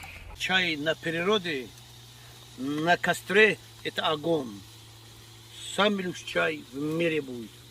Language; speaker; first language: Russian; non-native, learner; Tajik